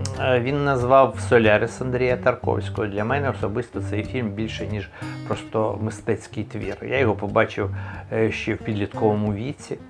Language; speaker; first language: Ukrainian; native; Ukrainian